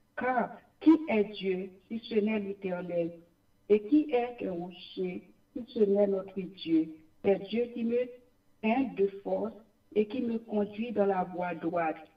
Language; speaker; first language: French; non-native, local second language; Haitian Creole